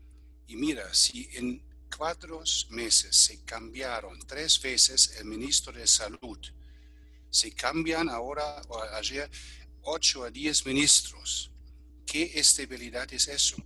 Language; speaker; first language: Spanish; non-native, fluent; German